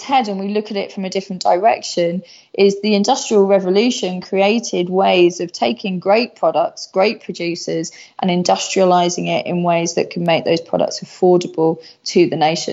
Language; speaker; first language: English; native; English